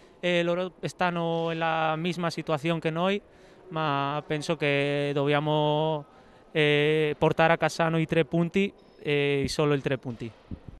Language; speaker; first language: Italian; non-native, learner; Spanish